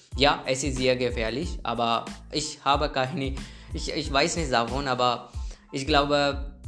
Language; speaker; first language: German; non-native, learner; Hindi